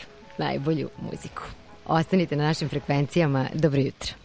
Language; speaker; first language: Croatian; native; Croatian